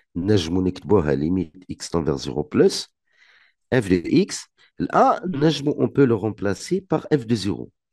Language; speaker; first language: French; non-native, local second language; Arabic